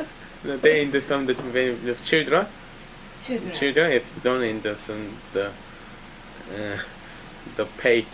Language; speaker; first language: English; non-native, learner; Korean